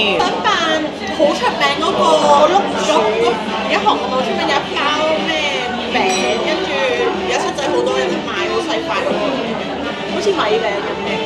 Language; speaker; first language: Cantonese; native; Cantonese